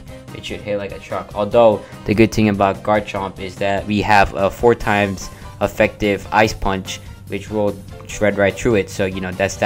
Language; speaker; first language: English; native; English